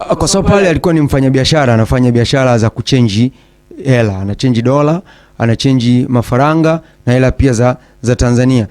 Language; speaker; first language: Swahili; native; Swahili